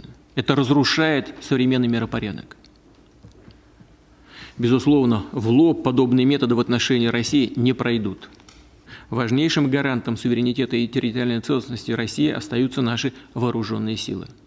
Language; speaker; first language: Russian; native; Russian